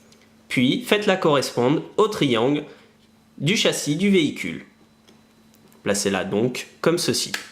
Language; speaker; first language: French; native; French